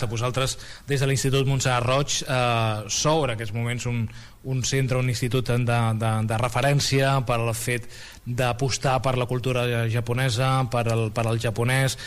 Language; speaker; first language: Catalan; native; Catalan